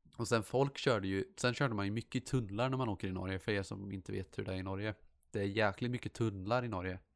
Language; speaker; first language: Swedish; native; Swedish